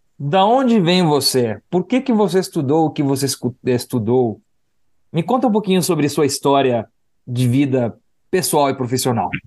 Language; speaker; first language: Portuguese; non-native, fluent; Spanish